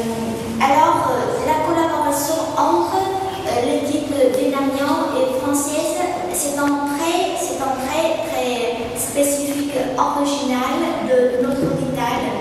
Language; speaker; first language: French; non-native, fluent; Vietnamese